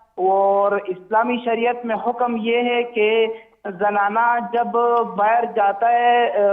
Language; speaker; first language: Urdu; non-native, fluent; Pashto